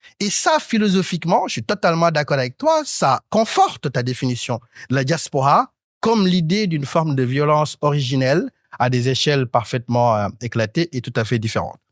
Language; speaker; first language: French; non-native, local second language; Wolof